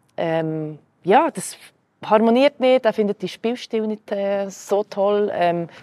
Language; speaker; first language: German; early bilingual, other home language; Croatian